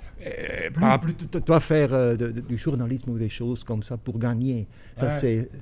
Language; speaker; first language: French; non-native, local second language; German